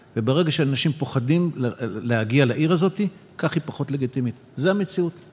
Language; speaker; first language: Hebrew; native; Hebrew